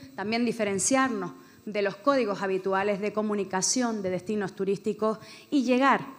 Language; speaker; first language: Spanish; native; Spanish